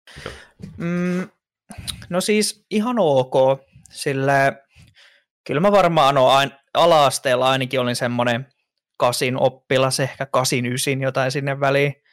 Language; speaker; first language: Finnish; native; Finnish